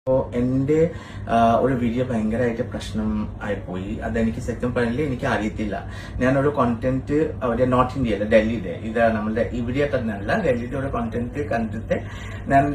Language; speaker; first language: Malayalam; non-native, fluent; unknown